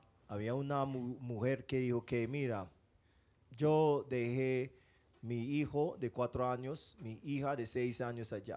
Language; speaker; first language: Spanish; non-native, fluent; English